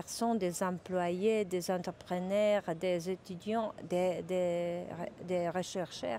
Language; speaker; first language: French; non-native, fluent; Czech